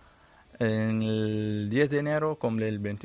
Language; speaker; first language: Spanish; non-native, learner; Arabic